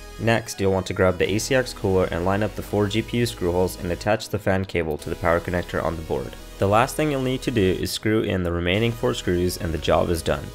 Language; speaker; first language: English; native; English